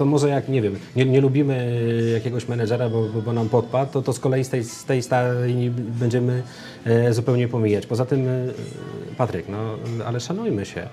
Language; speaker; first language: Polish; native; Polish